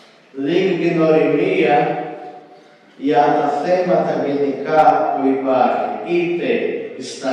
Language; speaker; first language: Greek; non-native, fluent; Portuguese